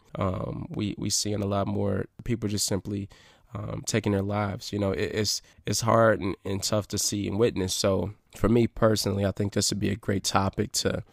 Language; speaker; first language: English; native; English